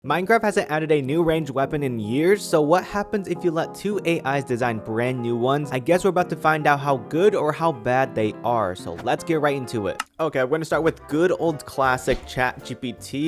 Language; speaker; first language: English; native; English